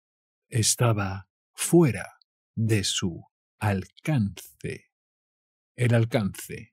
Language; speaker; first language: Spanish; native; Spanish